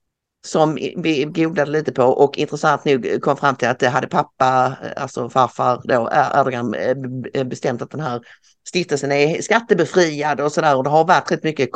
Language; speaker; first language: Swedish; native; Swedish